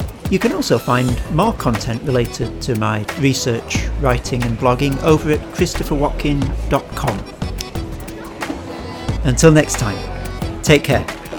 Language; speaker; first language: English; native; English